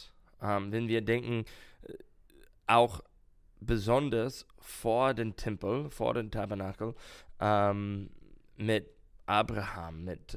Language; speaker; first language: German; non-native, learner; English